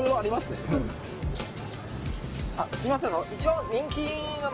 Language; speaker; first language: Japanese; non-native, fluent; Chinese